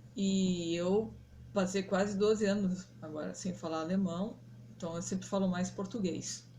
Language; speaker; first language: Portuguese; non-native, local second language; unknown